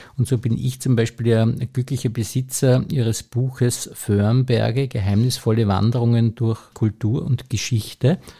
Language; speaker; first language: German; native; German